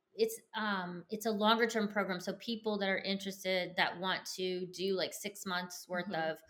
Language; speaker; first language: English; native; English